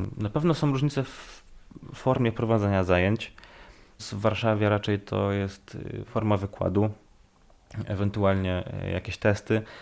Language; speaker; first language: Polish; native; Polish